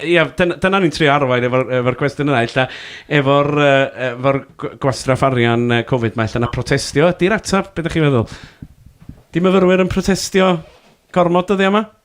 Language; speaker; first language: Welsh; native; Welsh